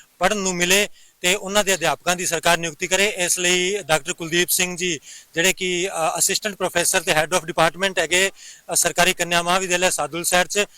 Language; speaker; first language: Punjabi; native; Punjabi